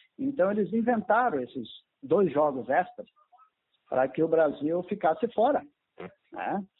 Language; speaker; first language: Portuguese; native; Portuguese